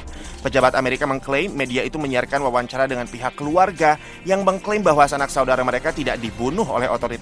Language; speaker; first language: Indonesian; native; Indonesian